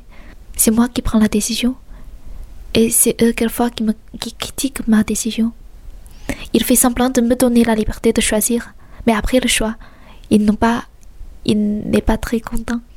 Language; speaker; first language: French; non-native, fluent; Chinese